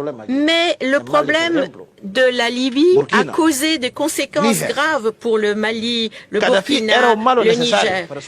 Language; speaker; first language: French; non-native, local second language; Portuguese